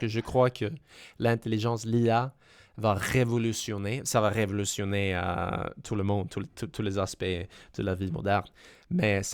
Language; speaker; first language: French; non-native, fluent; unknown